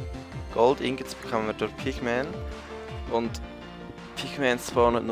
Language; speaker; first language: German; native; German